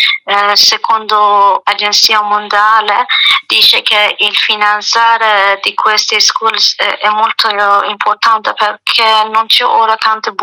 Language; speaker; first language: Italian; non-native, learner; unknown